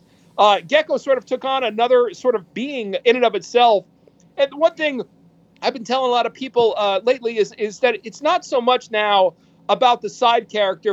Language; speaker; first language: English; native; English